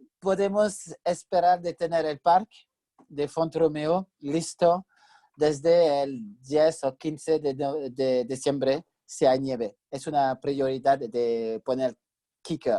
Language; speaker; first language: Spanish; non-native, fluent; French